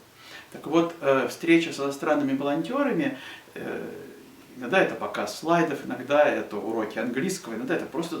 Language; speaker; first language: Russian; native; Russian